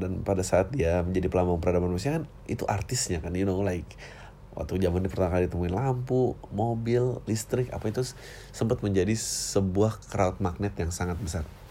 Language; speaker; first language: Indonesian; native; Indonesian